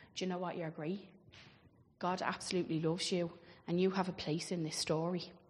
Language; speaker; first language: English; native; English